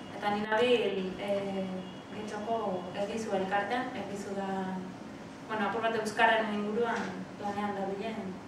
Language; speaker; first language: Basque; non-native, learner; Spanish